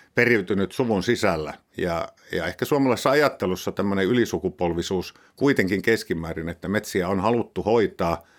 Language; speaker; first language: Finnish; native; Finnish